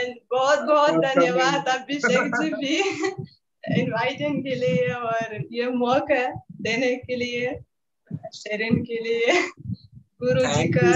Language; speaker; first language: Hindi; non-native, learner; Russian